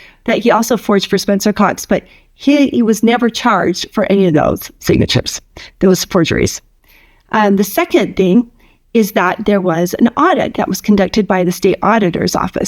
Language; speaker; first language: English; native; English